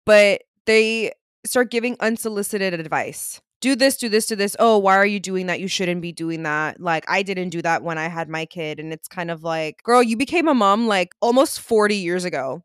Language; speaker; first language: English; early bilingual, other home language; Spanish